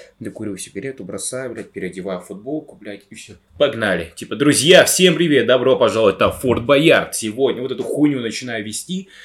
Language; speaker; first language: Russian; native; Russian